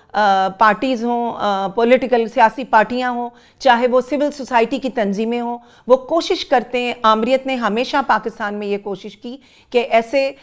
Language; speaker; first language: Urdu; native; Urdu